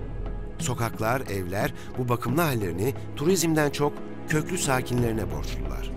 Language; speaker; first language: Turkish; native; Turkish